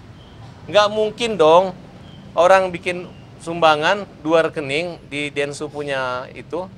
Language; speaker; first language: Indonesian; native; Indonesian